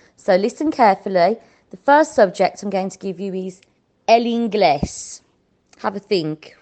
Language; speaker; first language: English; native; English